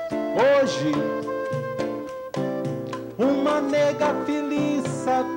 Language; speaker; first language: Portuguese; native; Portuguese